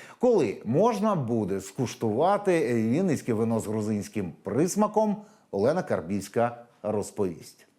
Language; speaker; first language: Ukrainian; native; Ukrainian